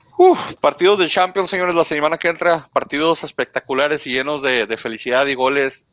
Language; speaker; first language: Spanish; native; Spanish